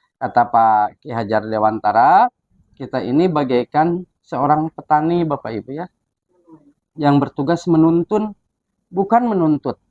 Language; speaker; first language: Indonesian; non-native, local second language; Sundanese